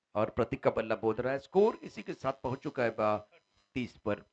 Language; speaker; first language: Hindi; non-native, local second language; Marathi